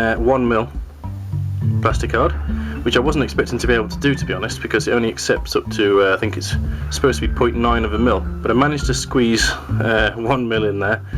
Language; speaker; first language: English; native; English